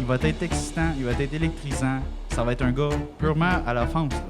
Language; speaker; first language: French; native; French